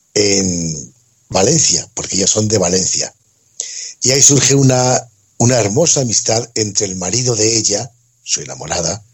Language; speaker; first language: Spanish; native; Spanish